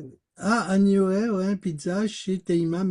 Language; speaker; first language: Hebrew; non-native, learner; French